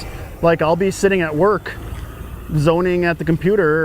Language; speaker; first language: English; native; English